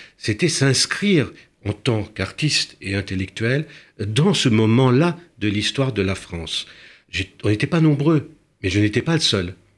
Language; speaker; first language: French; early bilingual, other home language; Romanian